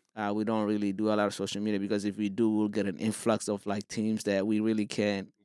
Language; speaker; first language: English; non-native, fluent; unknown